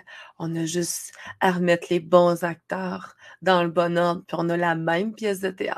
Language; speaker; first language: French; native; French